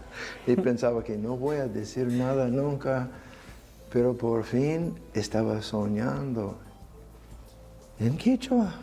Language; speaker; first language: Spanish; non-native, fluent; English